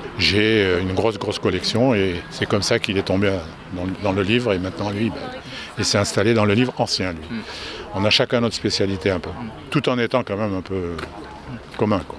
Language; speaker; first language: French; native; French